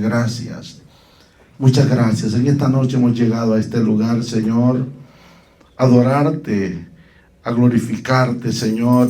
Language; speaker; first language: Spanish; native; Spanish